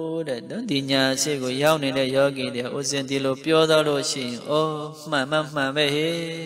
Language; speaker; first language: Burmese; non-native, local second language; Mon